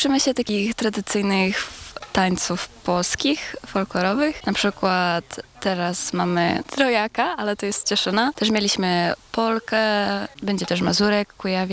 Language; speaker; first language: Polish; non-native, local second language; Czech